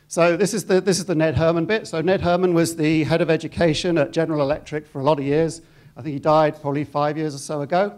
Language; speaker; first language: English; native; English